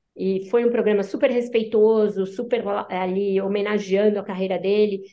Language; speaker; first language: Portuguese; native; Portuguese